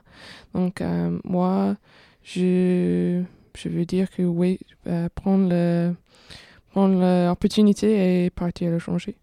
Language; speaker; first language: French; non-native, fluent; English